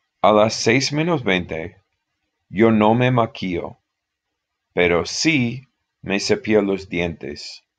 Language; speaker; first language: Spanish; non-native, fluent; English